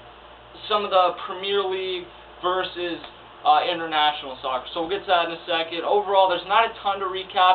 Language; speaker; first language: English; native; English